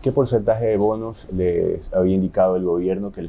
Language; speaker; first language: Spanish; native; Spanish